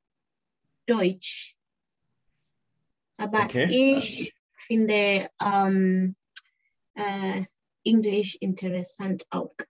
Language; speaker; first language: German; non-native, learner; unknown